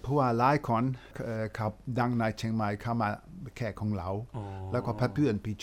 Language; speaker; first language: Thai; non-native, fluent; Dutch